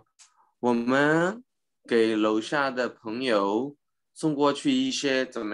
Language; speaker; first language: Chinese; non-native, learner; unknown